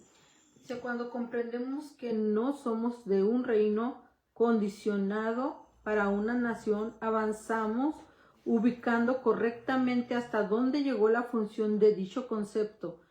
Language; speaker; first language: Spanish; native; Spanish